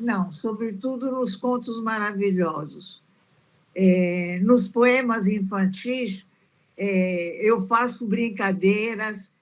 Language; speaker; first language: Portuguese; early bilingual, other home language; Italian